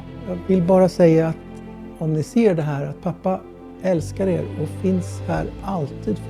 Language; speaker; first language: Swedish; non-native, fluent; Arabic